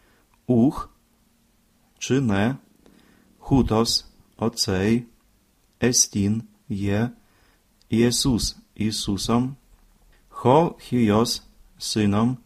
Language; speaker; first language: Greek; non-native, fluent; Ukrainian